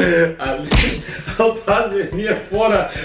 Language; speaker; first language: Bosnian; native; Bosnian